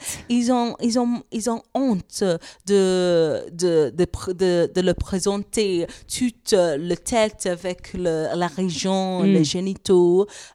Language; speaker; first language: French; non-native, fluent; English